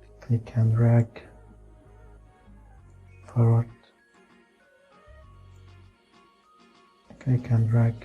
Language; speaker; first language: English; non-native, fluent; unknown